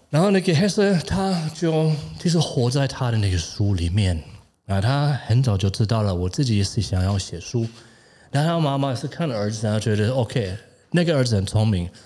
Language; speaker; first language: Chinese; non-native, fluent; German